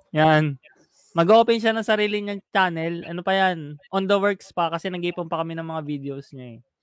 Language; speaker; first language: Filipino; native; Filipino